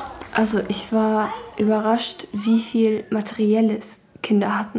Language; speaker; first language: German; early bilingual, other home language; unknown